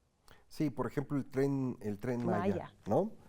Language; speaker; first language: Spanish; native; Spanish